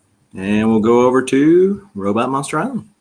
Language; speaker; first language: English; native; English